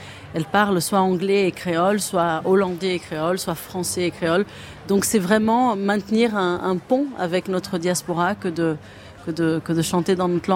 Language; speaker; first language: French; non-native, fluent; Kabuverdianu